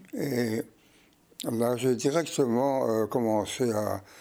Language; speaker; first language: French; native; French